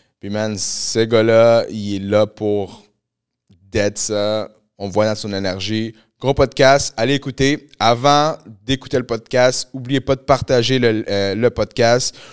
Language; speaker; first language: French; early bilingual, other home language; Spanish